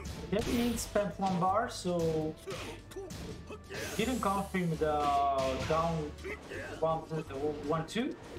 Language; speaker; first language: English; non-native, fluent; Italian